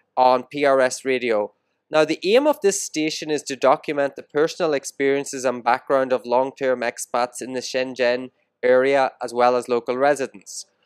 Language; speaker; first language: English; native; English